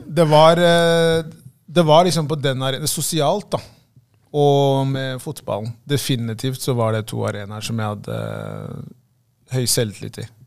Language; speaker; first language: Norwegian; early bilingual, other home language; Tigrinya